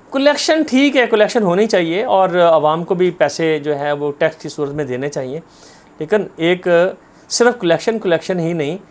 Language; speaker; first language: Urdu; non-native, local second language; Punjabi